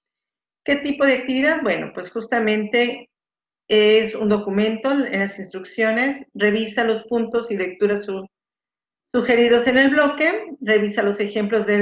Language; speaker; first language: Spanish; native; Spanish